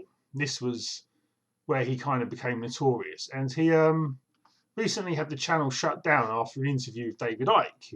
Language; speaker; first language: English; native; English